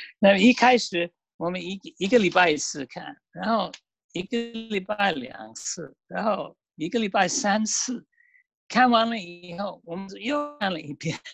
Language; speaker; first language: Chinese; non-native, fluent; English